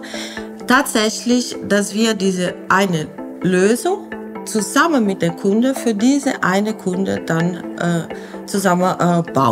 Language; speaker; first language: German; non-native, fluent; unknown